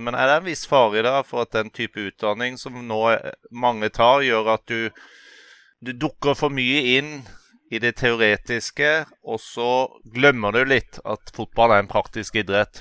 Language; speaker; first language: Norwegian; native; Norwegian